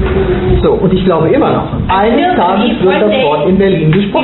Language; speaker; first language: German; native; German